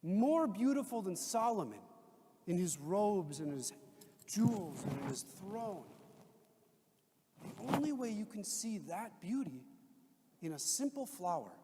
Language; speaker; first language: English; native; English